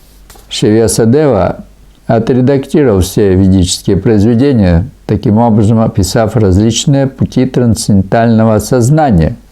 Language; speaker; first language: Russian; native; Russian